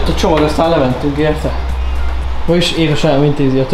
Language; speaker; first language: Hungarian; native; Hungarian